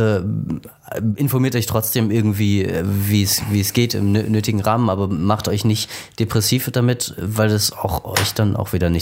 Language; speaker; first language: German; native; German